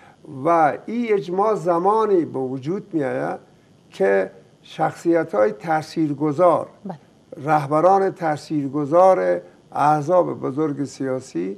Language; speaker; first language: Persian; native; Persian